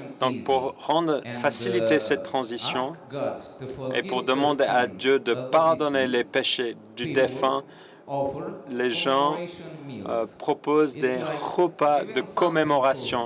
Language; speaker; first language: French; non-native, fluent; Romanian